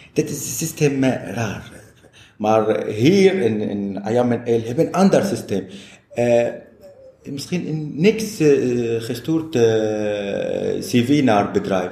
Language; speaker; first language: Dutch; non-native, learner; Arabic